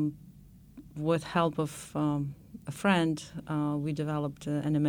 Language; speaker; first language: English; non-native, fluent; Ukrainian